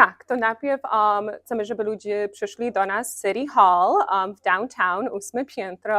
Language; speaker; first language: Polish; early bilingual, heritage; Polish